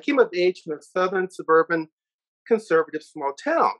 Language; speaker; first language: English; native; English